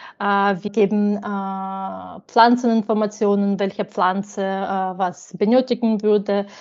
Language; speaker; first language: German; non-native, fluent; Ukrainian